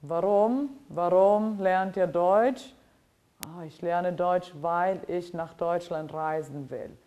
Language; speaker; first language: German; non-native, fluent; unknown